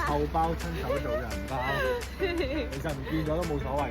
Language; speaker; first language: Cantonese; native; Cantonese